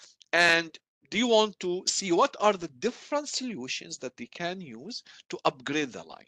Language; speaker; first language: English; non-native, fluent; Arabic